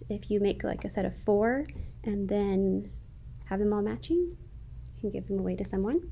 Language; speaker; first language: English; native; English